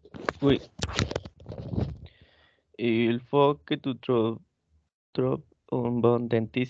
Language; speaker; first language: French; non-native, learner; Spanish